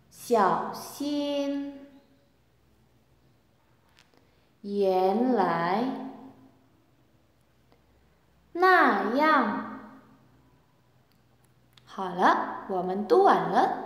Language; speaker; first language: Chinese; non-native, fluent; Indonesian